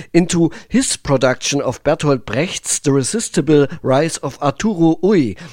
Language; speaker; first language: English; non-native, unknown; German